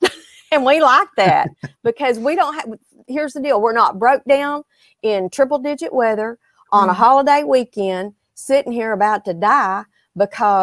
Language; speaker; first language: English; native; English